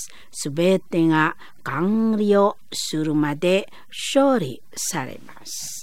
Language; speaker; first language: Japanese; non-native, fluent; Indonesian